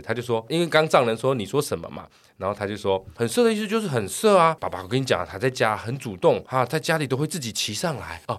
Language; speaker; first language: Chinese; native; Chinese